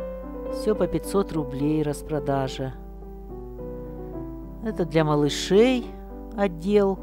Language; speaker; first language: Russian; native; Russian